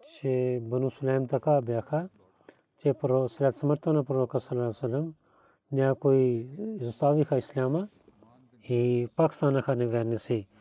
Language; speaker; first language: Bulgarian; non-native, learner; Urdu